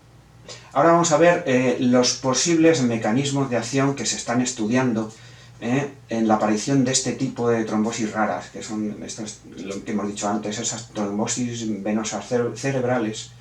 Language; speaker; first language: Spanish; native; Spanish